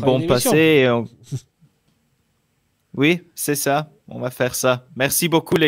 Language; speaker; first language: French; non-native, local second language; German